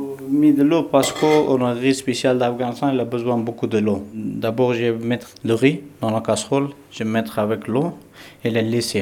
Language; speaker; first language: French; non-native, learner; Pashto